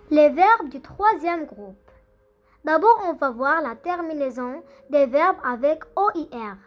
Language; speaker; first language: French; non-native, fluent; Arabic